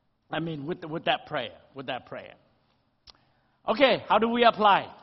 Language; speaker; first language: English; early bilingual, other home language; Vietnamese